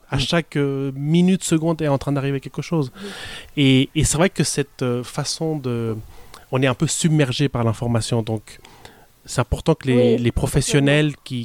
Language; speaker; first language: French; early bilingual, other home language; Spanish